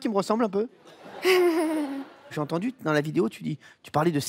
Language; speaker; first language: French; native; French